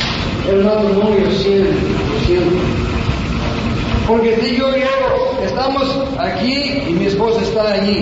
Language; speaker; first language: Spanish; non-native, fluent; English